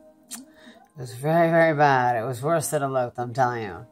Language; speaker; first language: English; native; English